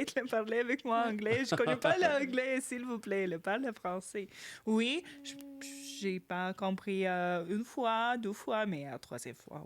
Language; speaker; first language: French; non-native, learner; Ukrainian